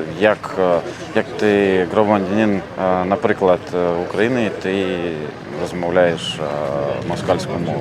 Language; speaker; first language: Ukrainian; non-native, learner; Lithuanian